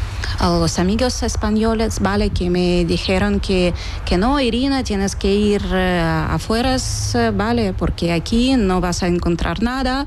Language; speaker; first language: Spanish; non-native, fluent; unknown